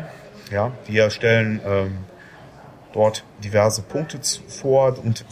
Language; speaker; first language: German; native; German